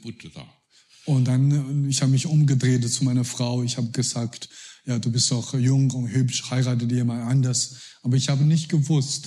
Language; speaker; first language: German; non-native, learner; Chinese